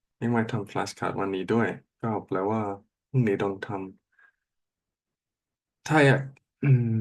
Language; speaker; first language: Thai; non-native, learner; English